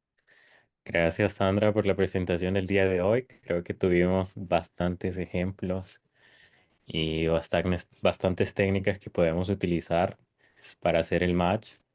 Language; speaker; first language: Spanish; native; Spanish